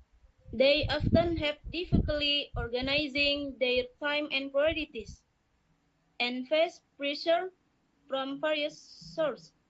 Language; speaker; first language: English; non-native, learner; Indonesian